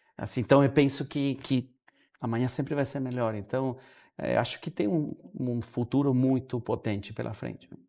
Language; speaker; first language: Portuguese; non-native, fluent; Spanish